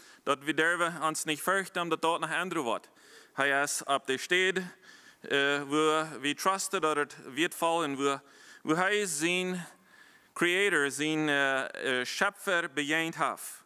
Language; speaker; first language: German; non-native, fluent; Plautdietsch